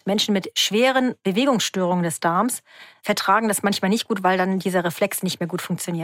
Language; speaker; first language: German; native; German